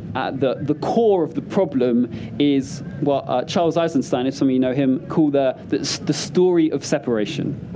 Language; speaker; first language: English; native; English